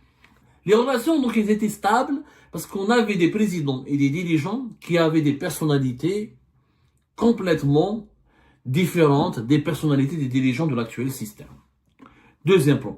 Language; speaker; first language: French; non-native, local second language; Arabic